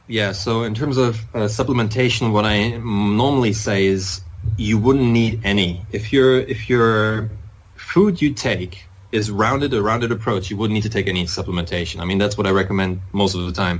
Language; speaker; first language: English; non-native, fluent; German